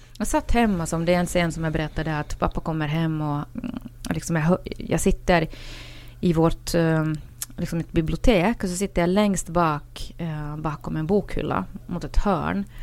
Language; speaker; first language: Swedish; native; Swedish